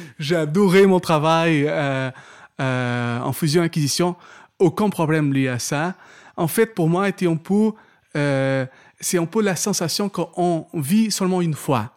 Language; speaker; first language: French; non-native, fluent; Portuguese